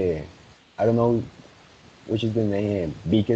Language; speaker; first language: English; non-native, fluent; Spanish